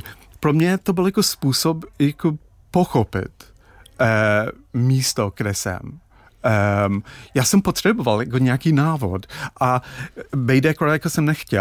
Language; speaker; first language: Czech; non-native, fluent; English